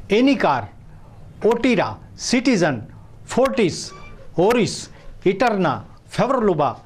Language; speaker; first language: Hindi; non-native, local second language; Marathi